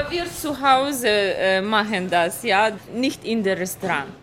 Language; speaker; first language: German; non-native, learner; Ukrainian